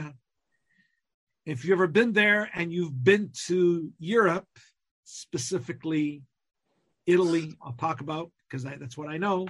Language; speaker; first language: English; non-native, fluent; Italian